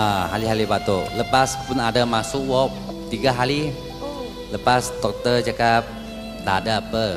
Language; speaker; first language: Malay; non-native, local second language; Chinese